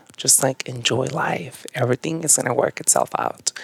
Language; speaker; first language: English; early bilingual, other home language; Spanish